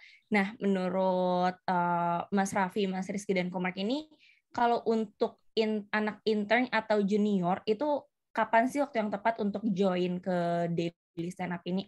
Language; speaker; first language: Indonesian; native; Indonesian